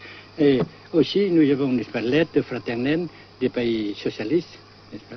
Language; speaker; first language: French; non-native, local second language; Vietnamese